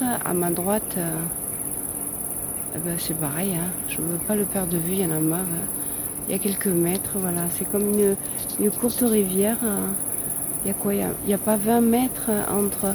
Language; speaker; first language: French; native; French